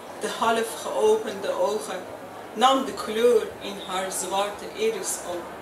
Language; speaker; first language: Dutch; non-native, fluent; Persian